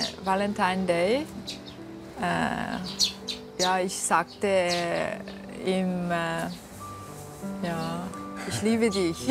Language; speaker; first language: German; non-native, learner; Korean